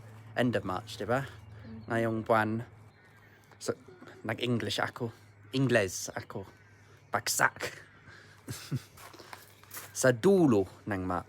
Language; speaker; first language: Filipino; non-native, learner; English